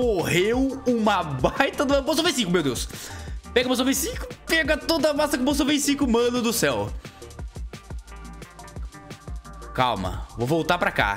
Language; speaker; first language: Portuguese; native; Portuguese